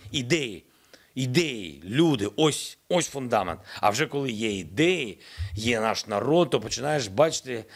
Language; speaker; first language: Ukrainian; non-native, local second language; Russian